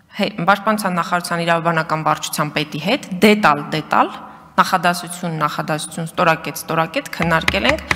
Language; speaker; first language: Armenian; native; Armenian